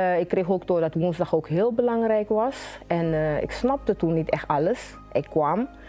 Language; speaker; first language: Dutch; native; Dutch